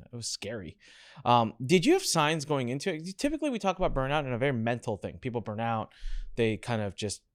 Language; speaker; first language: English; early bilingual, other home language; Hindi